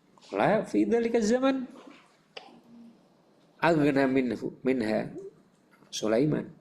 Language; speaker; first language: Arabic; non-native, fluent; Indonesian